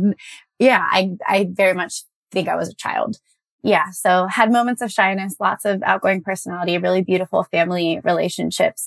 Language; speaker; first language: English; native; English